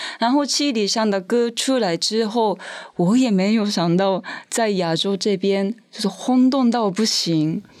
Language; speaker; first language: Chinese; non-native, fluent; Japanese